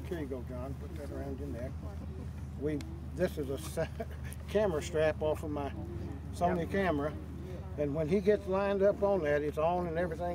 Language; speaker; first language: English; native; English